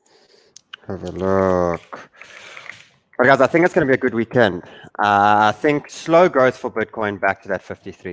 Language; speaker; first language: English; native; English